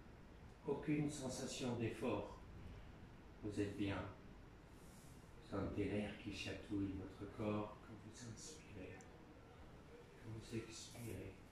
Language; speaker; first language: French; native; French